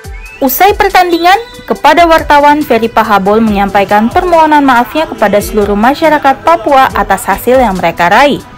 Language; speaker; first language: Indonesian; native; Indonesian